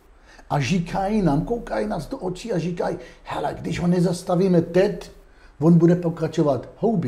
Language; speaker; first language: Czech; non-native, fluent; Hebrew